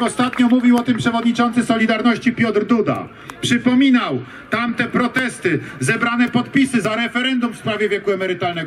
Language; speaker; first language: Polish; native; Polish